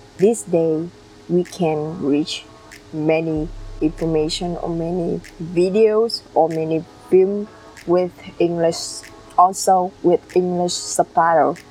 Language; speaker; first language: English; non-native, learner; Vietnamese